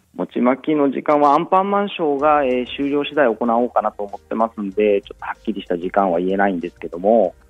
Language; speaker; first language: Japanese; native; Japanese